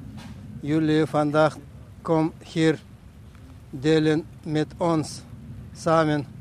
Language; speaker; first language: Dutch; non-native, learner; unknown